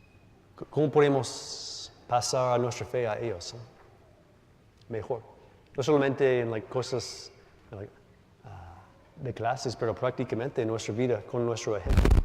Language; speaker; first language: Spanish; non-native, learner; English